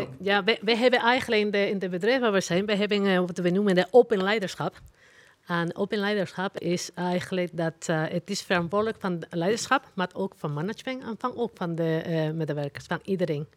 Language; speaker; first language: Dutch; non-native, learner; Spanish